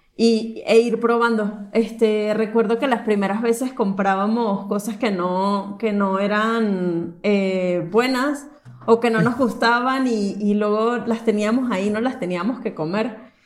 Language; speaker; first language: Spanish; native; Spanish